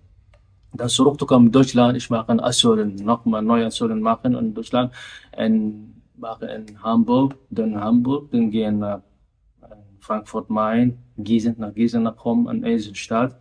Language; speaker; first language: German; non-native, learner; Somali